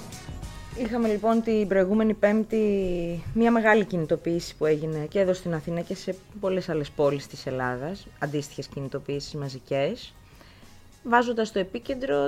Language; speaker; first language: Greek; native; Greek